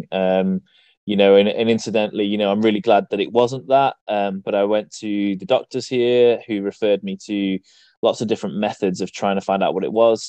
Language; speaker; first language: English; native; English